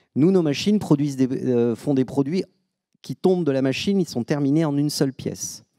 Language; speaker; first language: French; native; French